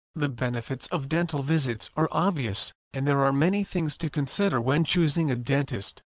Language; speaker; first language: English; non-native, fluent; Spanish